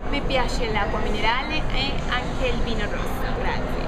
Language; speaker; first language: Italian; non-native, learner; English